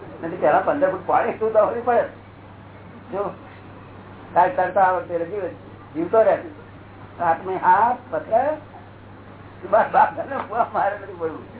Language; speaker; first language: Gujarati; native; Gujarati